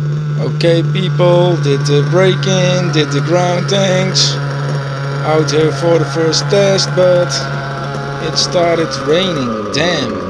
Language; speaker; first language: English; non-native, fluent; Dutch